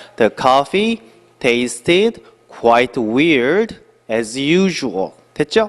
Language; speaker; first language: English; non-native, fluent; Korean